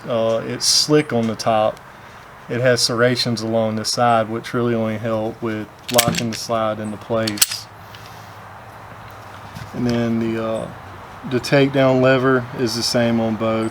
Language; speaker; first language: English; native; English